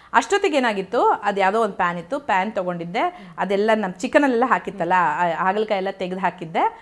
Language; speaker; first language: Kannada; native; Kannada